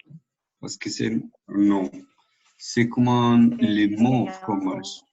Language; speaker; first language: French; non-native, learner; Spanish